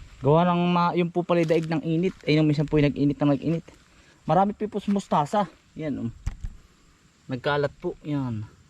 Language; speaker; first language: Filipino; native; Filipino